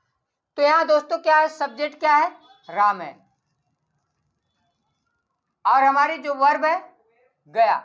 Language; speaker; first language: Hindi; native; Hindi